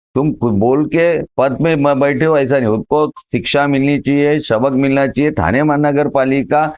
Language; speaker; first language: Hindi; non-native, local second language; Marathi